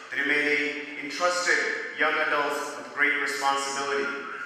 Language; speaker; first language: English; native; English